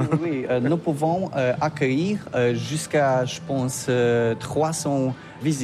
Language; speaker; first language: French; non-native, learner; Polish